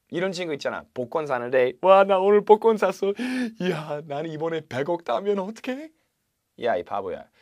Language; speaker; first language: Korean; non-native, fluent; English